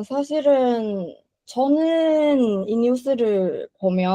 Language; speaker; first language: Korean; non-native, learner; Chinese